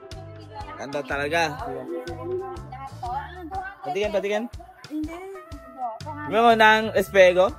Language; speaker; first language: Filipino; non-native, learner; Spanish